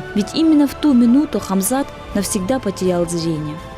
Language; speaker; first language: Russian; native; Russian